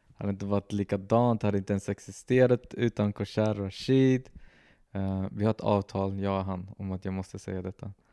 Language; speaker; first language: Swedish; native; Swedish